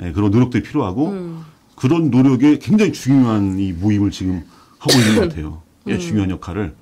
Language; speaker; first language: Korean; native; Korean